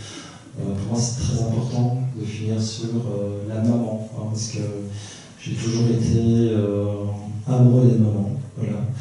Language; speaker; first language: French; early bilingual, other home language; Korean